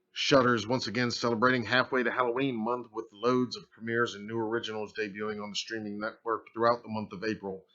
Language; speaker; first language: English; native; English